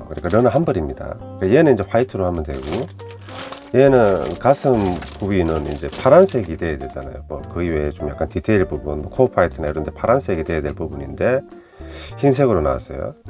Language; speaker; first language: Korean; native; Korean